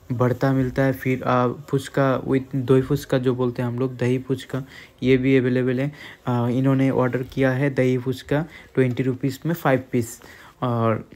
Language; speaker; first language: Hindi; non-native, local second language; Bangla